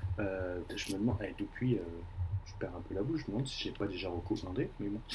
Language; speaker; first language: French; native; French